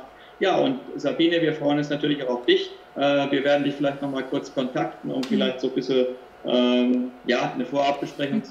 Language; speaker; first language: German; native; German